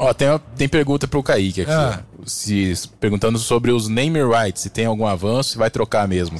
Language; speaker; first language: Portuguese; native; Portuguese